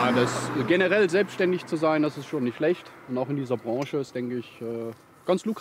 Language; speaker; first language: German; native; German